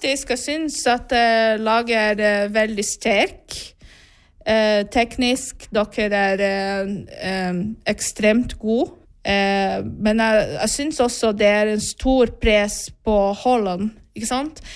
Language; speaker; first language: Norwegian; non-native, fluent; Portuguese